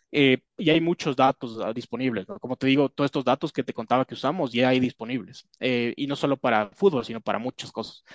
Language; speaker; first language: Spanish; native; Spanish